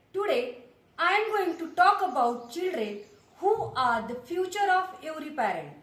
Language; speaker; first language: English; non-native, local second language; Marathi